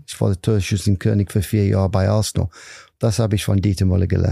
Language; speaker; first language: German; non-native, fluent; English